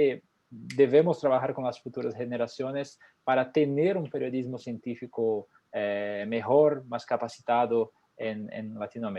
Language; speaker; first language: Spanish; non-native, fluent; Portuguese